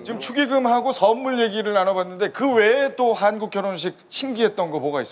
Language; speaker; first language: Korean; native; Korean